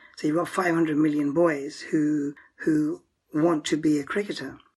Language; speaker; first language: English; native; English